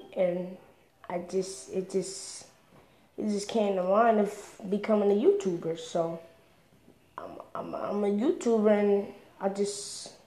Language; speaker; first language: English; native; English